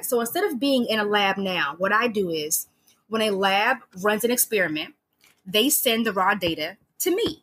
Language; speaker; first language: English; native; English